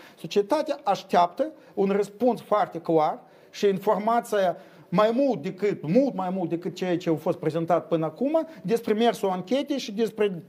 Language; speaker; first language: Romanian; native; Romanian